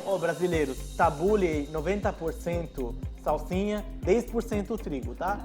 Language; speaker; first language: Portuguese; non-native, fluent; Arabic